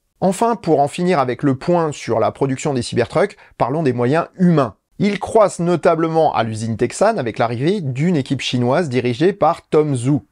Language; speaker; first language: French; native; French